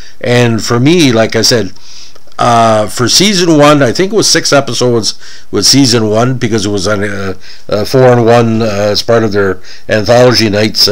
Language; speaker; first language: English; native; English